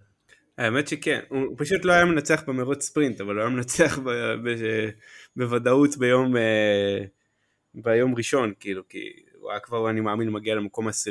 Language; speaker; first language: Hebrew; native; Hebrew